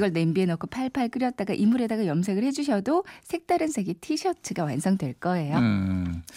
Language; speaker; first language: Korean; native; Korean